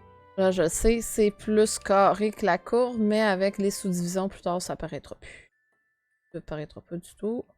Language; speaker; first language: French; native; French